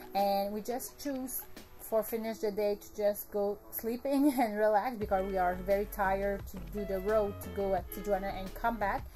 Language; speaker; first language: English; native; English